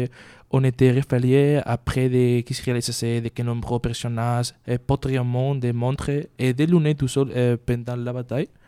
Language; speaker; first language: French; non-native, learner; Spanish